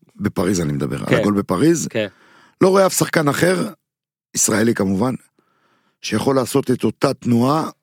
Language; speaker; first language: Hebrew; native; Hebrew